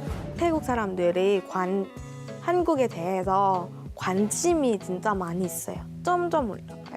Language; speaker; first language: Korean; non-native, learner; Thai